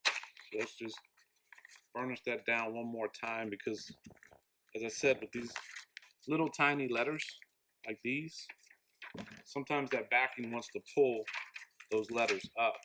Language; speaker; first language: English; native; English